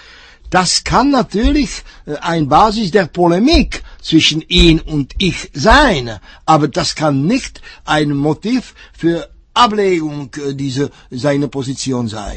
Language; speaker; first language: German; non-native, fluent; Czech